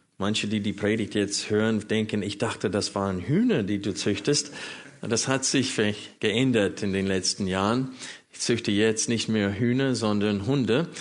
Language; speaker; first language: German; non-native, fluent; English